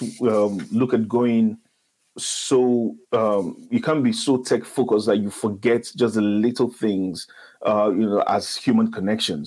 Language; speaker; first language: English; non-native, local second language; Igbo